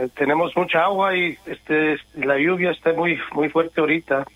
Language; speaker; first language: Spanish; early bilingual, other home language; English